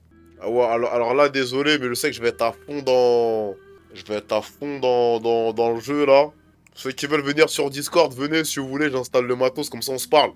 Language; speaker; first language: French; native; French